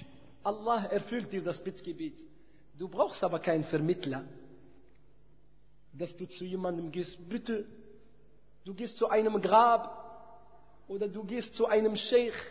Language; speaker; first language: German; non-native, fluent; Arabic